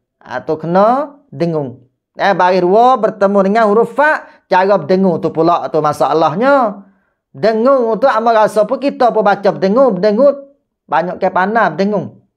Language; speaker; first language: Malay; native; Malay